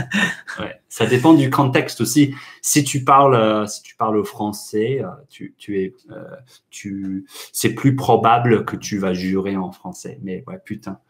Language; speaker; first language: French; non-native, fluent; English